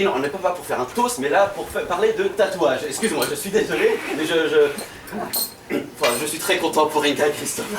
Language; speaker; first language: French; native; French